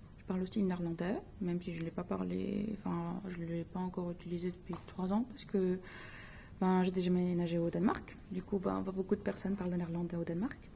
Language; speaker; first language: French; early bilingual, other home language; Spanish